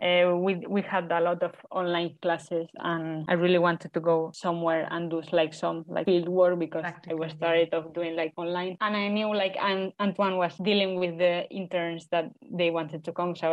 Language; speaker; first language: English; non-native, fluent; Spanish